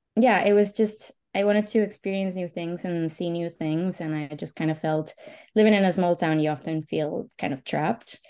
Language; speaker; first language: English; early bilingual, other home language; Spanish